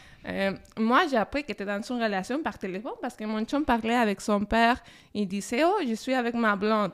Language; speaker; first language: French; non-native, fluent; Spanish